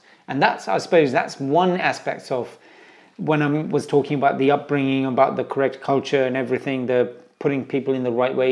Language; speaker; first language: English; native; English